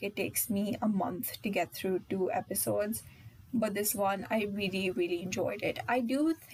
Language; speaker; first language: English; non-native, local second language; Hindi